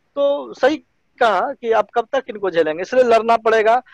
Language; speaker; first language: Hindi; native; Hindi